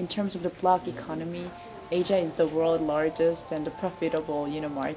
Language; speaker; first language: English; non-native, fluent; Korean